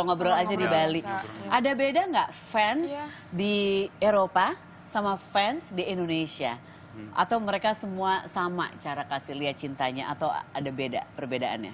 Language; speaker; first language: Indonesian; native; Indonesian